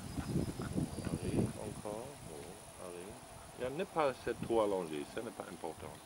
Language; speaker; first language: French; non-native, learner; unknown